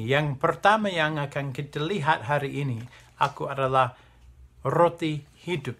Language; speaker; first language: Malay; non-native, fluent; English